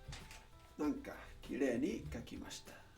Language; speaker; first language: Japanese; non-native, learner; Spanish